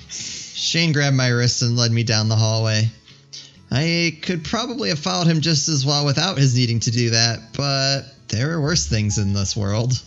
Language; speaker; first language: English; native; English